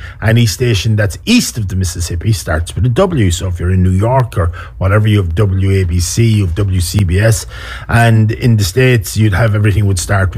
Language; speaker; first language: English; native; English